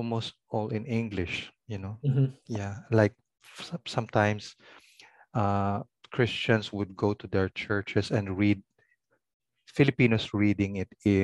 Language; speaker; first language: English; non-native, local second language; Pangasinan